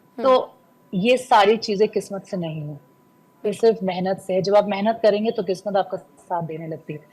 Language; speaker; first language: Hindi; non-native, local second language; Bhojpuri